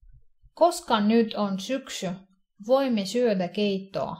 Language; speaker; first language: Finnish; non-native, fluent; Russian